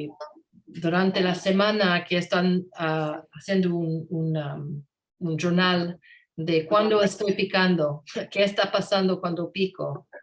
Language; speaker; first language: Spanish; non-native, learner; English